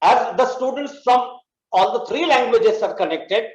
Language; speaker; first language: English; non-native, local second language; Marathi